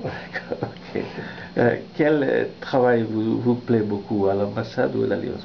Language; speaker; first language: French; non-native, fluent; Bangla